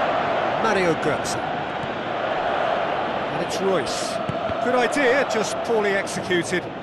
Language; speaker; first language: English; native; English